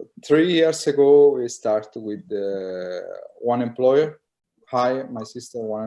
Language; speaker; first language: English; non-native, learner; Italian